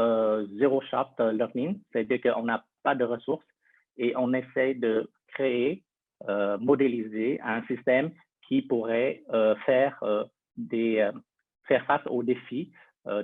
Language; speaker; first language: French; non-native, fluent; Vietnamese